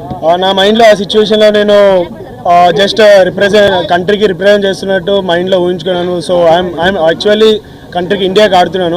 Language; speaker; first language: Telugu; native; Telugu